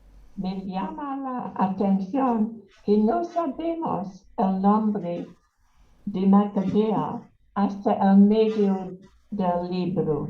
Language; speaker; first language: Spanish; non-native, learner; English